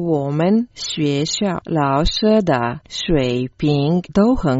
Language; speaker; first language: Chinese; non-native, learner; Croatian